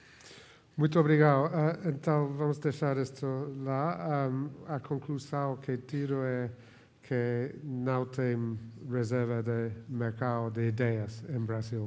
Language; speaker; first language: Portuguese; non-native, fluent; Spanish